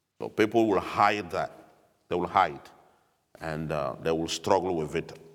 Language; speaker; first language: English; non-native, fluent; French